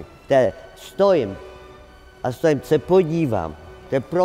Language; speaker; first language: Czech; non-native, learner; Slovak